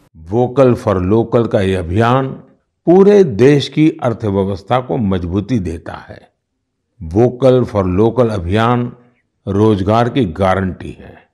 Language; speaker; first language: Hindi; non-native, local second language; Gujarati